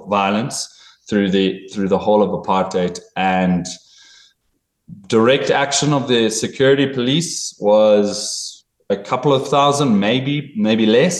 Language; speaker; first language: English; native; English